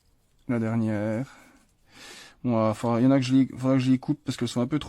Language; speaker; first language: French; native; French